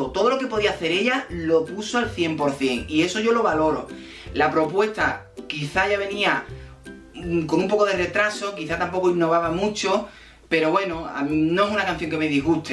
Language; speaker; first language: Spanish; native; Spanish